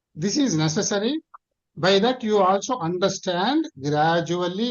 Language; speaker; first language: English; non-native, local second language; Telugu